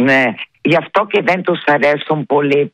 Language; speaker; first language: Greek; early bilingual, heritage; Greek